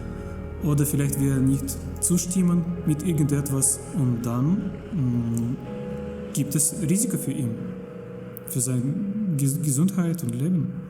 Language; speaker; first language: German; non-native, fluent; Russian